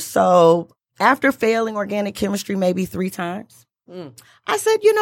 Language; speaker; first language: English; native; English